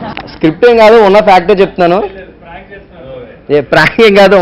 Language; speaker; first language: Telugu; native; Telugu